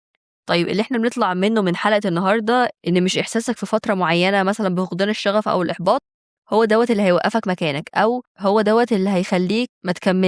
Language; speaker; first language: Arabic; native; Arabic